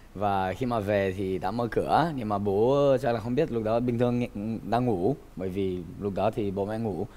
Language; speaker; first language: Vietnamese; non-native, fluent; Romanian